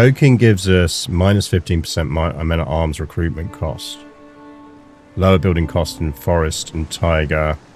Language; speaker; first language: English; native; English